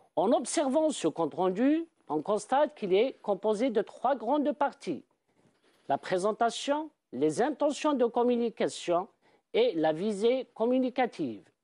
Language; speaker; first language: French; non-native, local second language; Arabic